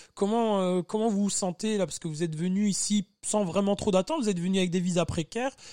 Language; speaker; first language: French; native; French